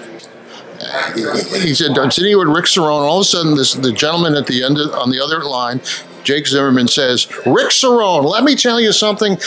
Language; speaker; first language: English; native; English